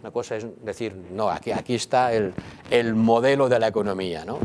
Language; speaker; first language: Spanish; non-native, local second language; Catalan